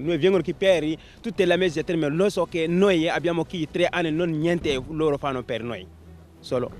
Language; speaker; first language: Italian; non-native, learner; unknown